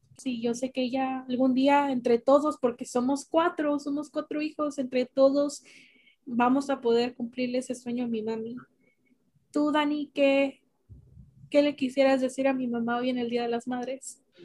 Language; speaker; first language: Spanish; early bilingual, heritage; Spanish